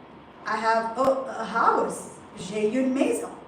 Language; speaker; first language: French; non-native, fluent; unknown